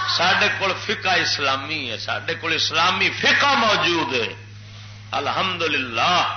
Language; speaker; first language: Urdu; native; Urdu